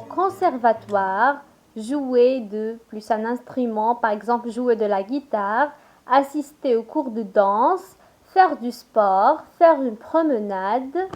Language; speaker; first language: French; non-native, local second language; Arabic